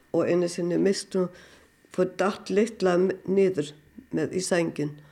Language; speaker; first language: Icelandic; non-native, fluent; German